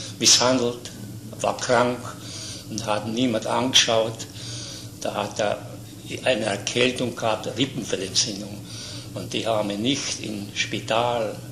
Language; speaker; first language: German; native; German